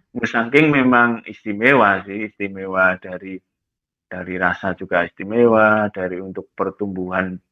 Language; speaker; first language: Malay; non-native, local second language; Javanese